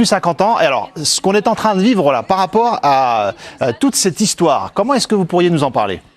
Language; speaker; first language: French; native; French